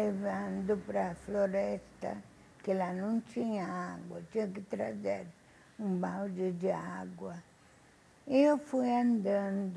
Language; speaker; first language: Portuguese; non-native, fluent; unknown